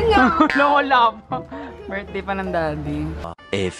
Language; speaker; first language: Filipino; native; Filipino